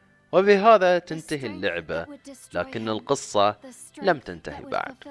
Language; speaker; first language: Arabic; native; Arabic